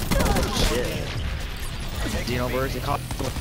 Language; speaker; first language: English; native; English